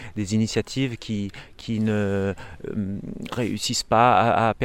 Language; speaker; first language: French; native; French